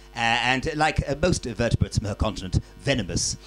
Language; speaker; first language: English; native; English